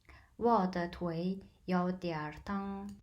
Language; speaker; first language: Chinese; non-native, fluent; Mongolian